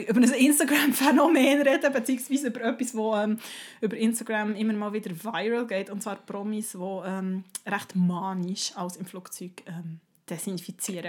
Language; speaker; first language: German; native; German